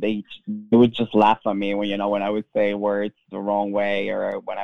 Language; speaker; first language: English; non-native, fluent; Spanish